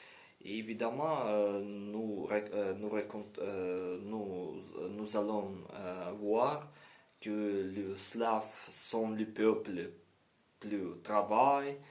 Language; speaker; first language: French; non-native, learner; Ukrainian